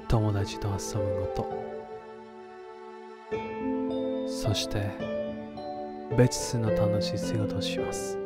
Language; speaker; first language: Japanese; non-native, learner; Indonesian